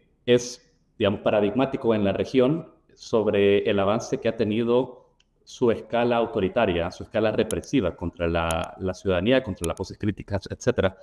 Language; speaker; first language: Spanish; native; Spanish